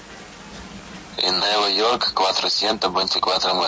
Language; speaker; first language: Spanish; non-native, learner; Russian